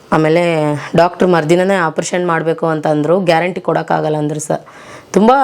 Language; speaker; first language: Kannada; native; Kannada